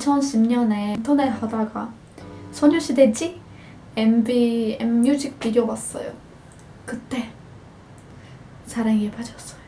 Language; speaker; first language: Korean; non-native, fluent; Portuguese